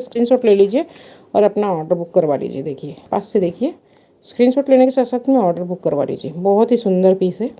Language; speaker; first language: Hindi; non-native, local second language; Marathi